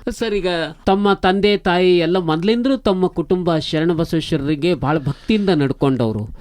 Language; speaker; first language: Kannada; native; Kannada